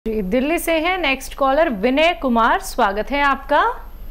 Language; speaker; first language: Hindi; native; Hindi